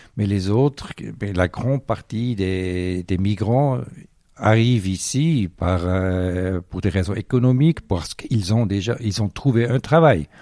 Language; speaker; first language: French; non-native, local second language; Swiss German